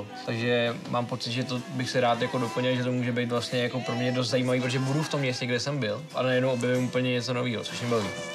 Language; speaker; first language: Czech; native; Czech